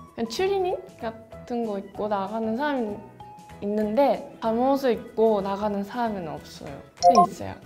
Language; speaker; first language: Korean; non-native, fluent; Japanese